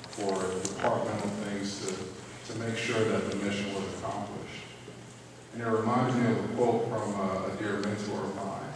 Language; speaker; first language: English; native; English